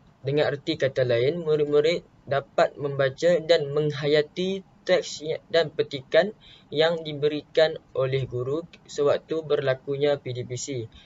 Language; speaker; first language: Malay; native; Malay